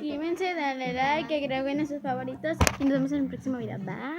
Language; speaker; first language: Spanish; native; Spanish